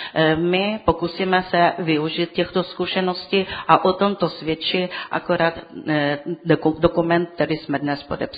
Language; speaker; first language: Czech; non-native, fluent; Ukrainian